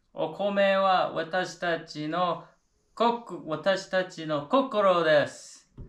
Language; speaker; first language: Japanese; non-native, fluent; English